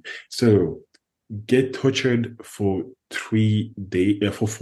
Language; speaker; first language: English; non-native, fluent; French